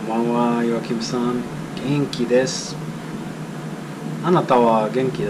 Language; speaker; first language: Japanese; non-native, learner; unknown